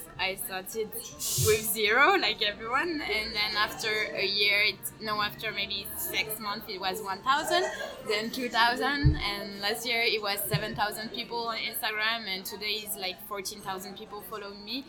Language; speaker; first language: English; non-native, fluent; French